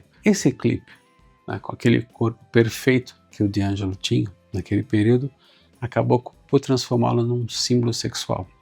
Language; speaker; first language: Portuguese; native; Portuguese